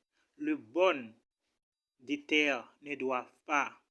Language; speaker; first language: French; non-native, local second language; Haitian Creole